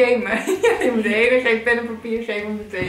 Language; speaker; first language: Dutch; native; Dutch